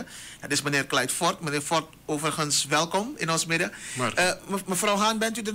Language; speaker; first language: Dutch; native; Dutch